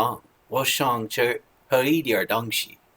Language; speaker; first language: Chinese; non-native, learner; English